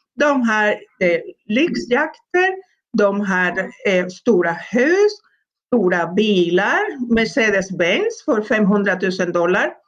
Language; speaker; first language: Swedish; non-native, fluent; Spanish